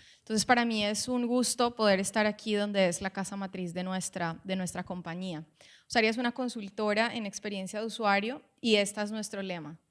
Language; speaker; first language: Spanish; native; Spanish